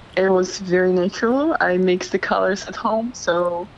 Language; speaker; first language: English; non-native, fluent; Slovak